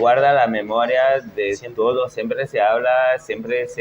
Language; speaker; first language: Spanish; non-native, fluent; Portuguese